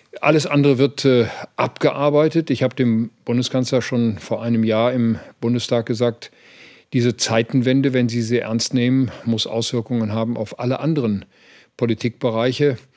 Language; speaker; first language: German; native; German